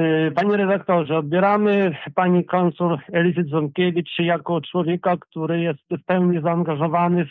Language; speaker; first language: Polish; early bilingual, heritage; Polish